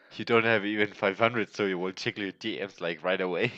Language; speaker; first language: English; non-native, fluent; German